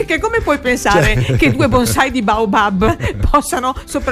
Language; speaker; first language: Italian; native; Italian